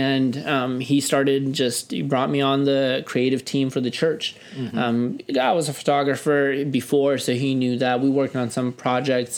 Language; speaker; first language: English; early bilingual, other home language; Russian